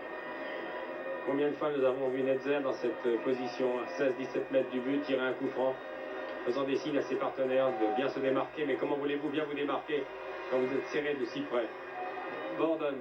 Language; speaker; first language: French; native; French